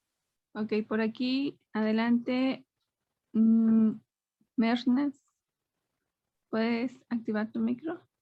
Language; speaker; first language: Spanish; native; Spanish